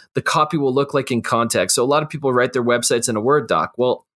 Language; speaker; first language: English; native; English